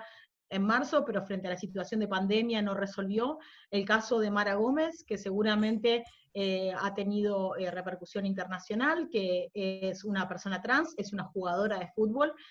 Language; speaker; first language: Spanish; native; Spanish